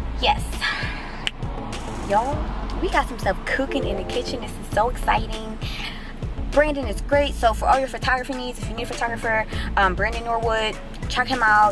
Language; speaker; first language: English; native; English